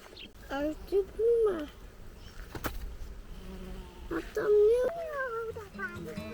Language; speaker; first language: Dutch; early bilingual, heritage; Dutch